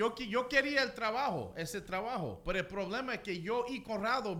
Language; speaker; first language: Spanish; early bilingual, heritage; Spanish